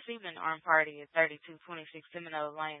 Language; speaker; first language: English; native; English